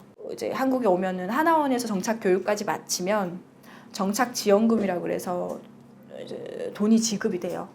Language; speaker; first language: Korean; native; Korean